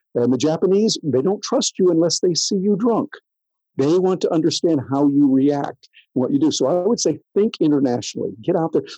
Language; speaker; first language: English; native; English